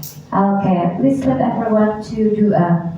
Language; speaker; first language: English; non-native, learner; Indonesian